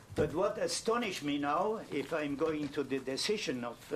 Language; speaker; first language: English; non-native, fluent; German